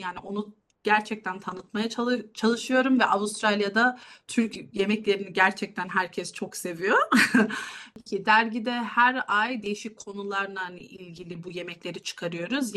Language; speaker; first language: Turkish; early bilingual, heritage; Turkish